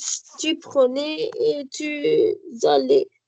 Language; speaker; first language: French; non-native, learner; Arabic